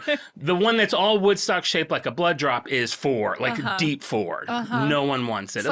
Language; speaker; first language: English; native; English